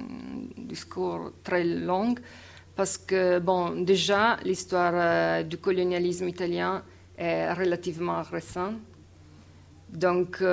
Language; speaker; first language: French; non-native, fluent; Italian